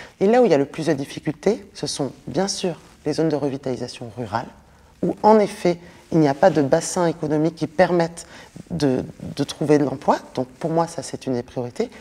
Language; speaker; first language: French; native; French